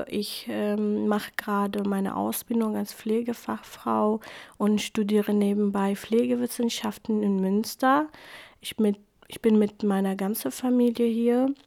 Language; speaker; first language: German; non-native, fluent; Kurdish